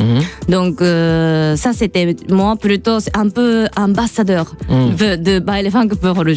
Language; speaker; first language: French; non-native, fluent; Japanese